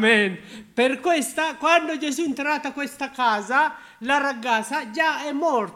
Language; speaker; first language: Italian; non-native, learner; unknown